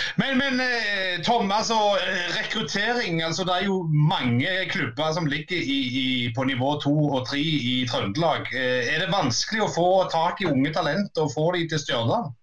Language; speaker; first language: Norwegian; native; Norwegian